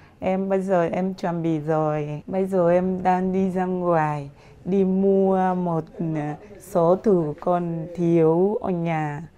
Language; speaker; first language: Vietnamese; non-native, learner; Portuguese